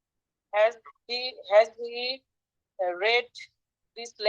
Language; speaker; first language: English; non-native, learner; Bangla